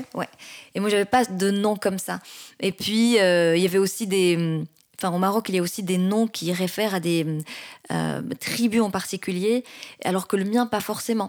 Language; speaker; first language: French; non-native, local second language; Arabic